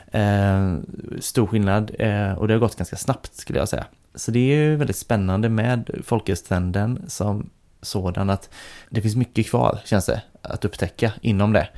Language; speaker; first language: Swedish; native; Swedish